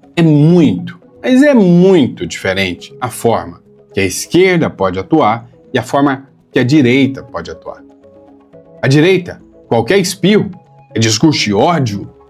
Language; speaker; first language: Portuguese; native; Portuguese